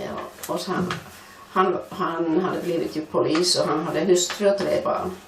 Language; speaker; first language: Swedish; non-native, fluent; Finnish